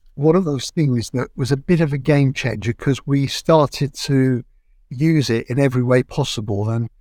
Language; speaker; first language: English; native; English